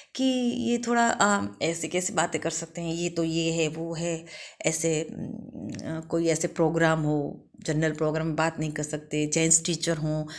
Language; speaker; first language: Hindi; non-native, local second language; Gujarati